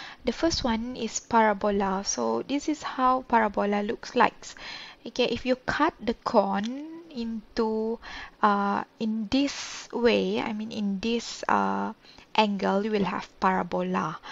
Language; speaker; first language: English; non-native, local second language; Malay